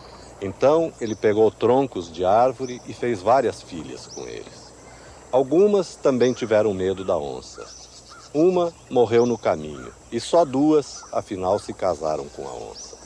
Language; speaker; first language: Portuguese; native; Portuguese